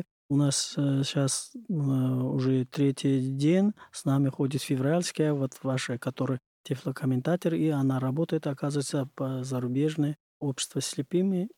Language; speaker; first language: Russian; non-native, learner; Uzbek